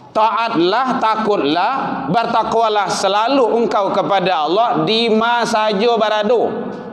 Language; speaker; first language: Malay; non-native, local second language; Minangkabau